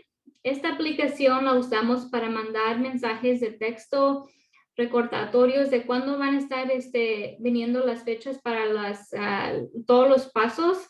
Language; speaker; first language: Spanish; early bilingual, other home language; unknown